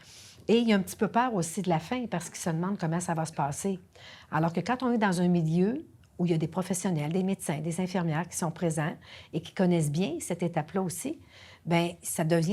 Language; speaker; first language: French; native; French